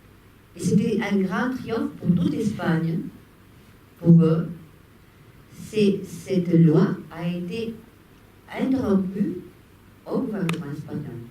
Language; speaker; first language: French; non-native, fluent; Spanish